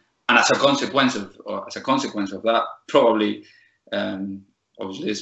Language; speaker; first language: English; non-native, fluent; Spanish